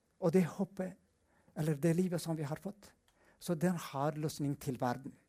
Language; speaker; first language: Norwegian; non-native, fluent; Amharic